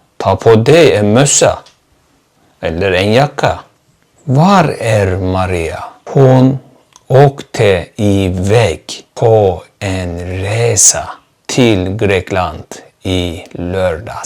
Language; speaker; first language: Swedish; non-native, fluent; Turkish